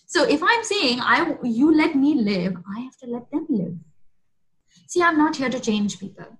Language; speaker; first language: English; non-native, local second language; Hindi